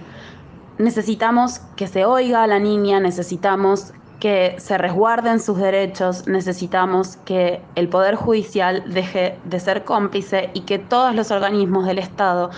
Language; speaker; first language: Spanish; native; Spanish